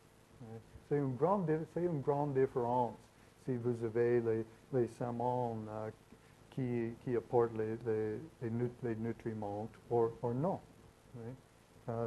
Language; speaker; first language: French; non-native, learner; English